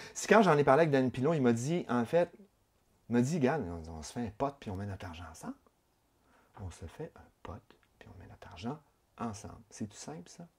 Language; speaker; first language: French; native; French